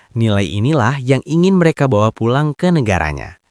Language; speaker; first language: Indonesian; native; Indonesian